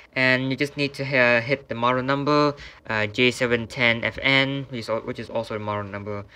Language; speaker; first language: English; non-native, fluent; Vietnamese